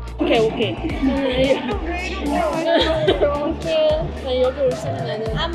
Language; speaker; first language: Korean; early bilingual, heritage; Japanese